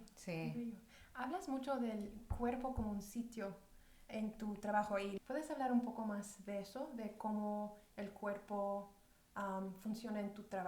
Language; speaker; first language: Spanish; early bilingual, heritage; Spanish